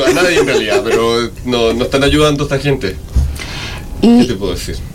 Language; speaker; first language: Spanish; native; Spanish